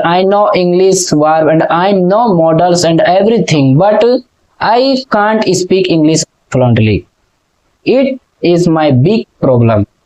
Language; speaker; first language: English; non-native, learner; Hindi